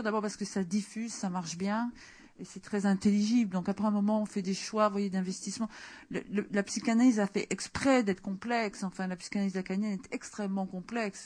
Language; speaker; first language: French; native; French